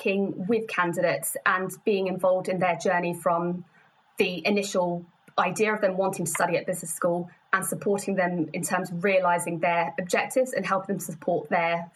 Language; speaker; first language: English; native; English